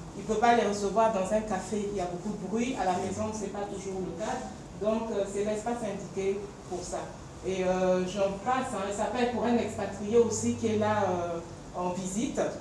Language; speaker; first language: French; non-native, local second language; Bambara